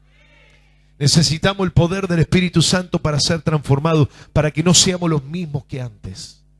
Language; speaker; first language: Spanish; native; Spanish